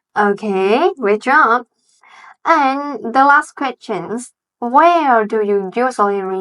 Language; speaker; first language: English; non-native, fluent; Vietnamese